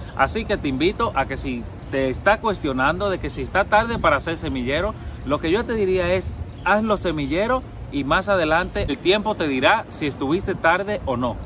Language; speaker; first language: Spanish; native; Spanish